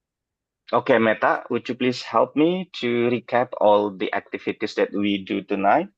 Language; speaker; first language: English; non-native, fluent; Indonesian